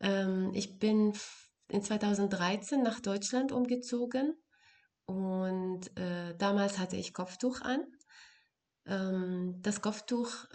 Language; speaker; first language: German; non-native, fluent; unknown